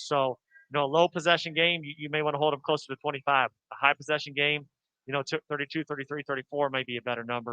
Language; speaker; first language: English; native; English